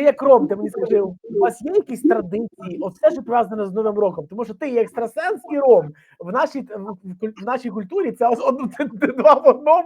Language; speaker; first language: Ukrainian; native; Ukrainian